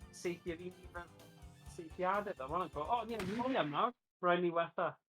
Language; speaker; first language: Welsh; native; Welsh